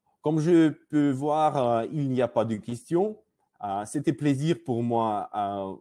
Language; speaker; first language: French; non-native, learner; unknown